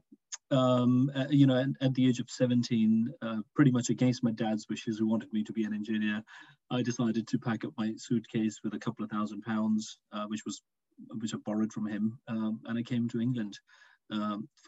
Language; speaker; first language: English; non-native, local second language; Urdu